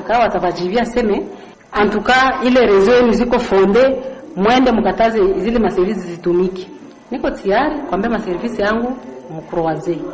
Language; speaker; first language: Swahili; non-native, local second language; Kinyarwanda